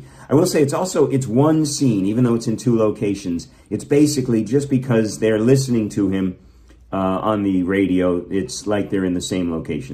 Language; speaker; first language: English; native; English